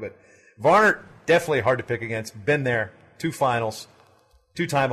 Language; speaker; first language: English; native; English